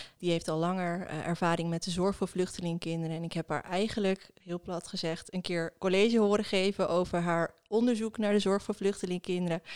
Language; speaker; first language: Dutch; early bilingual, other home language; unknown